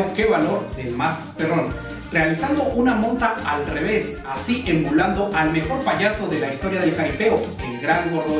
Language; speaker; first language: Spanish; native; Spanish